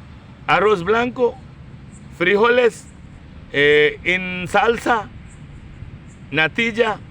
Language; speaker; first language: Spanish; non-native, fluent; Urdu